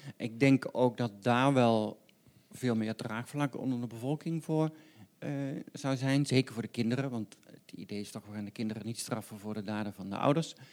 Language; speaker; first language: Dutch; native; Dutch